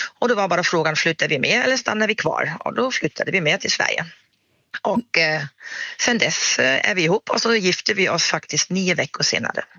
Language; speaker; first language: Swedish; non-native, fluent; German